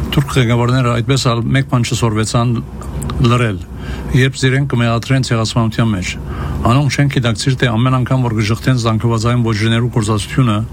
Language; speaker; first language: Armenian; early bilingual, heritage; Armenian